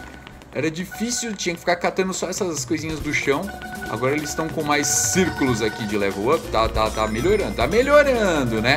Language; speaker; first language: Portuguese; native; Portuguese